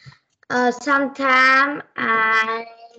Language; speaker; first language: English; non-native, learner; Vietnamese